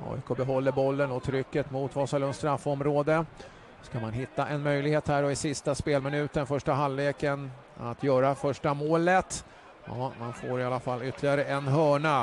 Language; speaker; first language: Swedish; native; Swedish